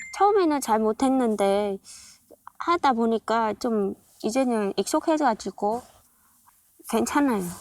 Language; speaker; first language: Korean; non-native, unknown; Vietnamese